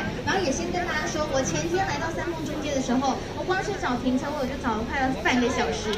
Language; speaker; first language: Chinese; native; Chinese